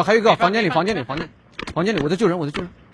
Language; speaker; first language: Chinese; native; Chinese